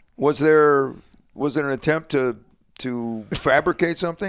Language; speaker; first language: English; native; English